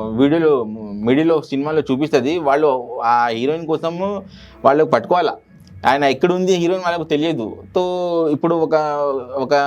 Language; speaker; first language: Telugu; non-native, local second language; Urdu